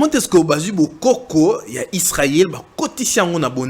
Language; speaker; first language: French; non-native, local second language; Lingala